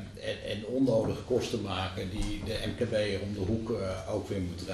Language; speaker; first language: Dutch; native; Dutch